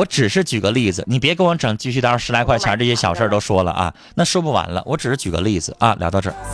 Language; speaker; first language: Chinese; native; Chinese